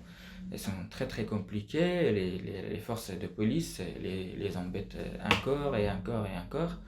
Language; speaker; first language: French; non-native, fluent; Persian